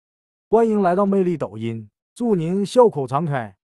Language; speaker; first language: Chinese; native; Chinese